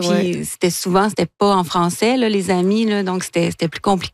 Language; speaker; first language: French; native; French